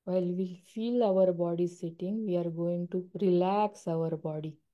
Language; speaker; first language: English; non-native, local second language; Marathi